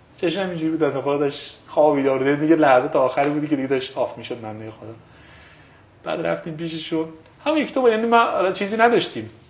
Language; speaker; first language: Persian; early bilingual, other home language; Kashmiri